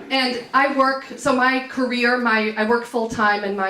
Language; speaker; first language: English; native; English